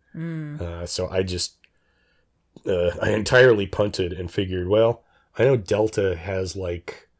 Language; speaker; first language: English; native; English